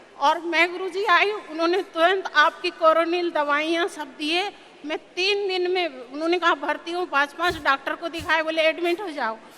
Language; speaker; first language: Hindi; native; Hindi